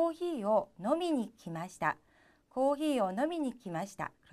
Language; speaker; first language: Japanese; non-native, fluent; Korean